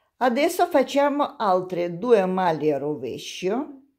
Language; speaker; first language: Italian; non-native, learner; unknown